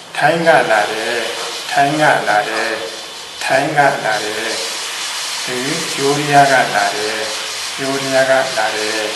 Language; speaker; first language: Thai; non-native, fluent; Burmese